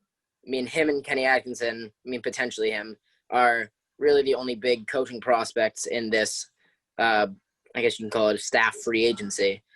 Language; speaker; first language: English; native; English